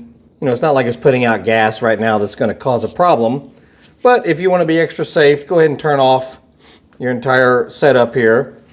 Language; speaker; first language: English; native; English